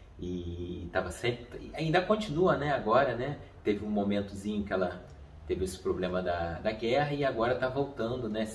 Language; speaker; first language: Portuguese; native; Portuguese